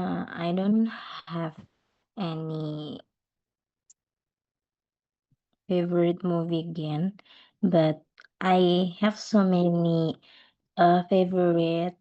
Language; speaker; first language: English; non-native, learner; Indonesian